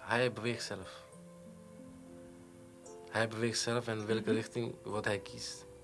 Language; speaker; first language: Dutch; non-native, learner; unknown